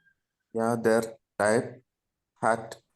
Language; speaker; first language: German; non-native, learner; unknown